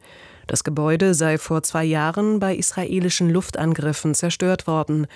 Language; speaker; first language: German; native; German